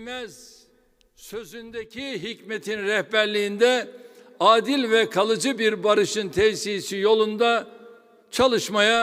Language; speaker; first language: Turkish; native; Turkish